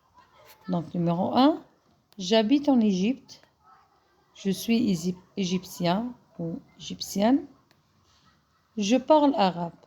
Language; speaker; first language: French; non-native, fluent; Arabic